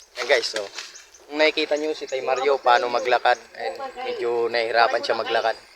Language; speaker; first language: Filipino; non-native, local second language; Waray